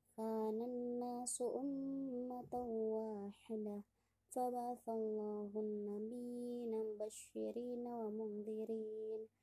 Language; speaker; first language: Arabic; non-native, learner; Indonesian